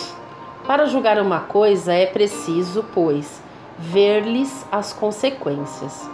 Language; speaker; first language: Portuguese; native; Portuguese